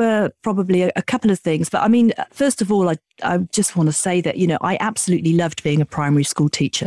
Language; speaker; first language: English; native; English